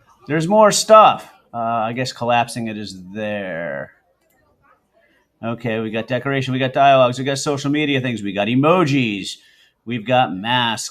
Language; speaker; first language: English; native; English